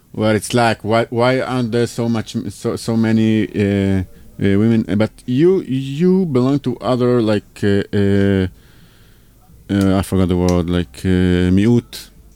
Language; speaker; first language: English; non-native, fluent; Hebrew